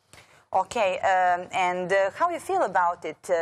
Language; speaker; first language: English; non-native, learner; Serbian